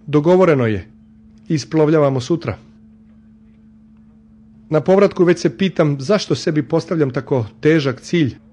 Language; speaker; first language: Serbian; native; Serbian